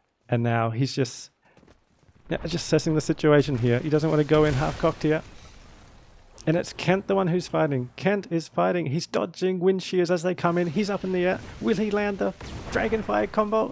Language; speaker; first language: English; native; English